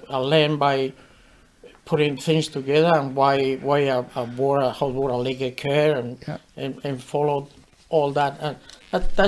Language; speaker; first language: English; non-native, fluent; Spanish